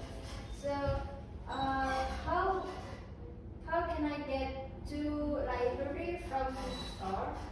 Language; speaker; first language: English; non-native, learner; Indonesian